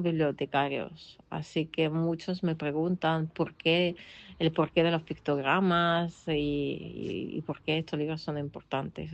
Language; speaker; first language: Spanish; non-native, fluent; Russian